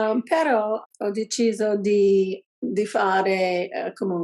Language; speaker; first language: Italian; non-native, learner; English